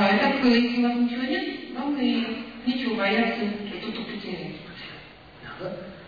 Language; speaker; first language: Russian; native; Russian